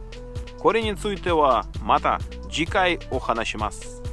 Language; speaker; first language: Japanese; non-native, learner; Russian